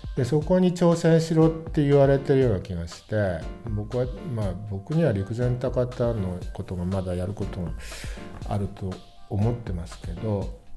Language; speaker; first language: Japanese; native; Japanese